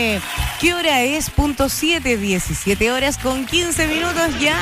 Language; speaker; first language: Spanish; native; Spanish